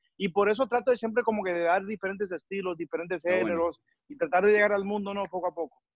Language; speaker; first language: Spanish; early bilingual, heritage; Spanish